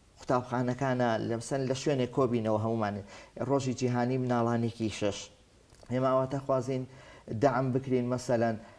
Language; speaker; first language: Central Kurdish; native; Central Kurdish